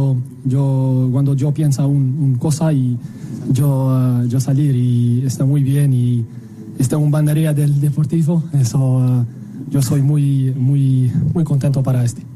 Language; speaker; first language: Spanish; non-native, learner; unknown